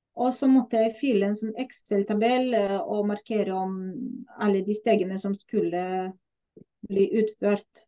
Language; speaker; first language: Norwegian; non-native, fluent; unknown